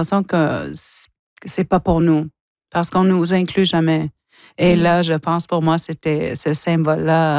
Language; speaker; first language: French; non-native, local second language; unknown